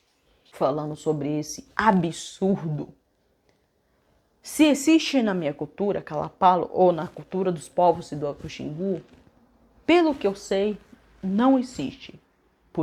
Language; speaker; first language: Portuguese; non-native, local second language; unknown